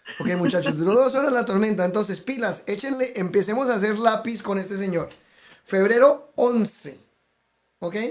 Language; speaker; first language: Spanish; native; Spanish